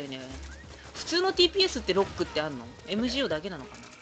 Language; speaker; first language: Japanese; native; Japanese